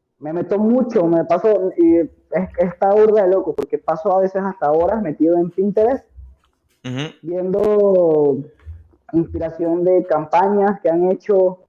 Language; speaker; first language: Spanish; native; Spanish